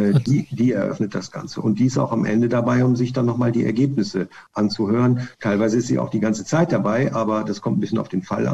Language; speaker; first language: German; native; German